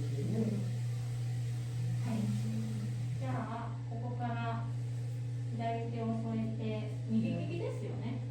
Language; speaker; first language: Japanese; native; Japanese